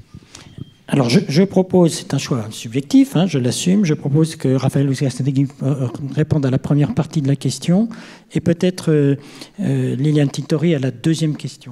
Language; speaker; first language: French; native; French